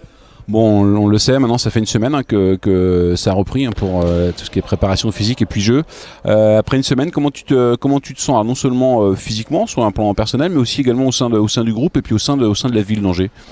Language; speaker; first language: French; native; French